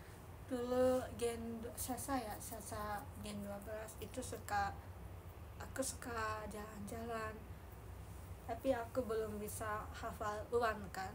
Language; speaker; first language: Indonesian; non-native, learner; Japanese